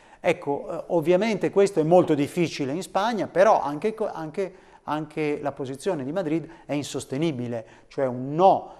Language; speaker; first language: Italian; native; Italian